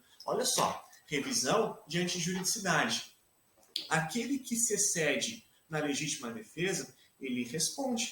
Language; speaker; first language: Portuguese; native; Portuguese